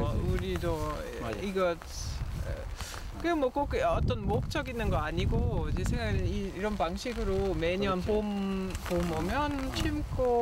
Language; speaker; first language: Korean; non-native, fluent; German